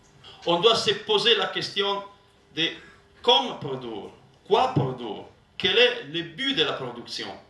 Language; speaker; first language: French; non-native, learner; Italian